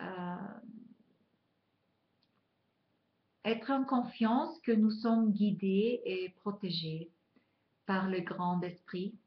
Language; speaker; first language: French; non-native, fluent; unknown